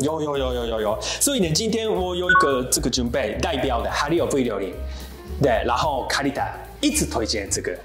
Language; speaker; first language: Chinese; non-native, learner; Japanese